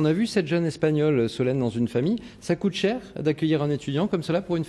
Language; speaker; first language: French; native; French